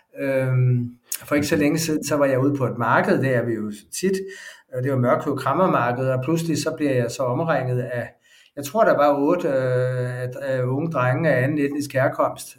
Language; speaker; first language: Danish; native; Danish